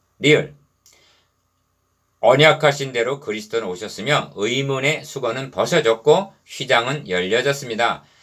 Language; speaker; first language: Korean; native; Korean